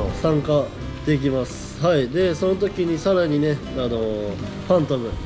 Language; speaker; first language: Japanese; native; Japanese